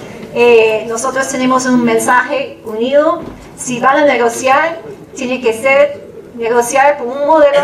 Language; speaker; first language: Spanish; non-native, fluent; English